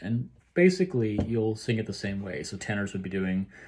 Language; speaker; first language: English; native; English